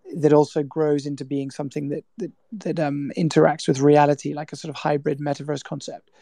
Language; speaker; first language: English; native; English